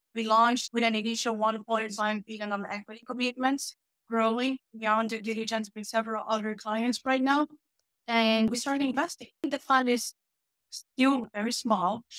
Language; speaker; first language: English; non-native, fluent; Portuguese